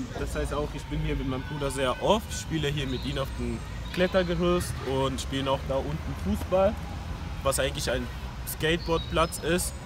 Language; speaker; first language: German; early bilingual, other home language; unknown